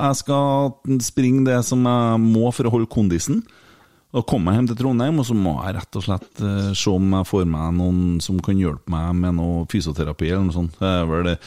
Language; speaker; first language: Norwegian; native; Norwegian